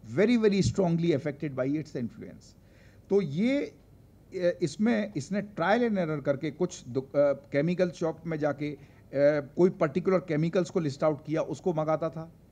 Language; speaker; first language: Hindi; native; Hindi